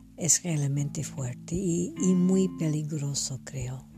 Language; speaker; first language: Spanish; non-native, fluent; French